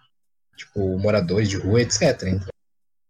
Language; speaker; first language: Portuguese; native; Portuguese